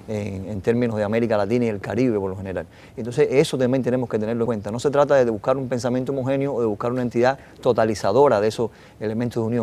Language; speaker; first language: Spanish; native; Spanish